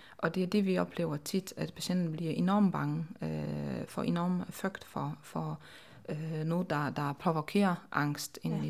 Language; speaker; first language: Danish; non-native, fluent; Polish